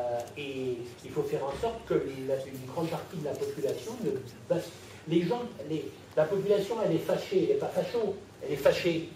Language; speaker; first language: French; native; French